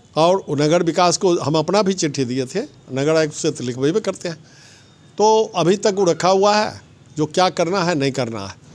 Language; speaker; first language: Hindi; native; Hindi